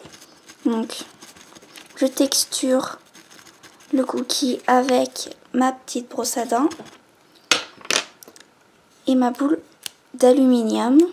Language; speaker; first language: French; native; French